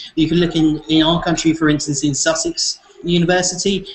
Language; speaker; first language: English; native; English